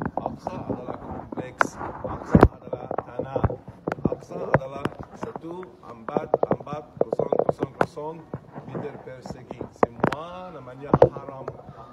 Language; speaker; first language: Indonesian; non-native, fluent; Arabic